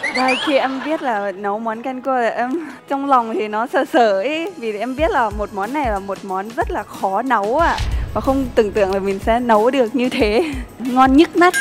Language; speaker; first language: Vietnamese; non-native, fluent; Lao